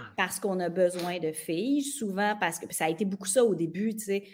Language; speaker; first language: French; native; French